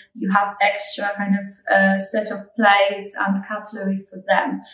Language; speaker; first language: English; non-native, fluent; Polish